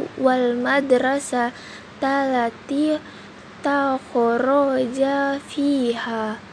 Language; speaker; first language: Arabic; non-native, learner; Indonesian